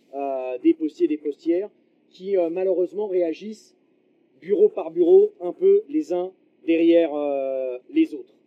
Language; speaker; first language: French; native; French